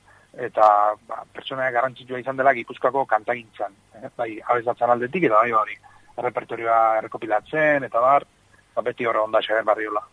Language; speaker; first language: Basque; native; Basque